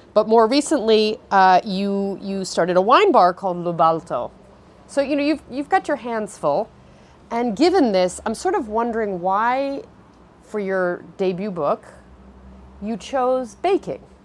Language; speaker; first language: English; native; English